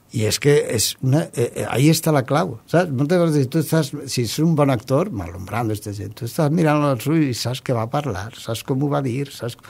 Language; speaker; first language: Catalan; non-native, local second language; Spanish